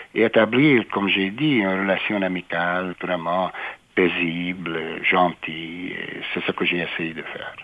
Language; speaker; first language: French; non-native, fluent; Hungarian